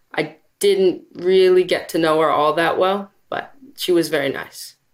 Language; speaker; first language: English; native; English